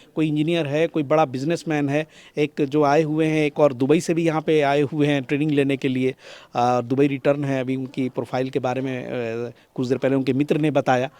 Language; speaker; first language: Hindi; native; Hindi